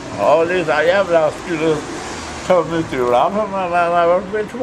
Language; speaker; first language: Swedish; native; Swedish